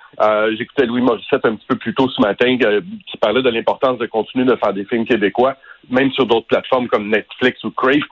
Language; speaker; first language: French; native; French